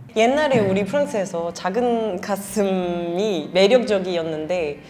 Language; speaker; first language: Korean; non-native, fluent; French